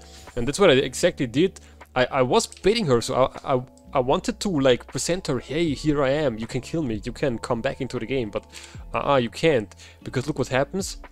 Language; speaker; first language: English; non-native, fluent; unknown